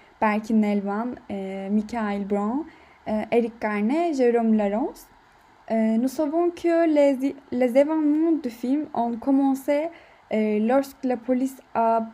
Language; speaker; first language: French; non-native, learner; Turkish